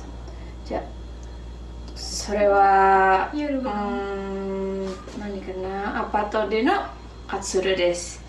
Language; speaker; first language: Japanese; non-native, learner; Indonesian